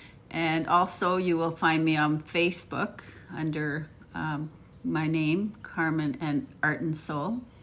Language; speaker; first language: English; early bilingual, other home language; Italian